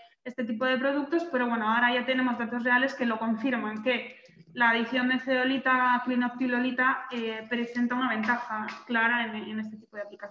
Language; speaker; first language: Spanish; native; Spanish